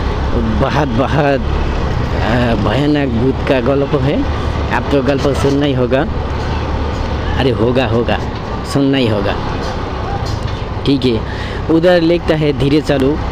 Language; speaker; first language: Hindi; non-native, learner; Bangla